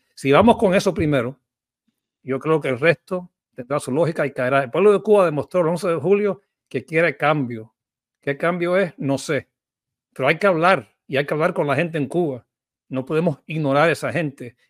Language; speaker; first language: Spanish; early bilingual, heritage; Spanish